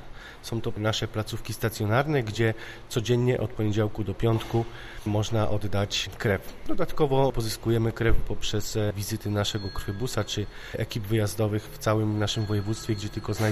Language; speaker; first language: Polish; native; Polish